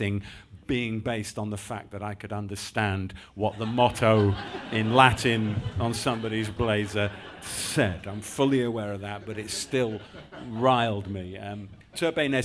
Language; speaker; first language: English; native; English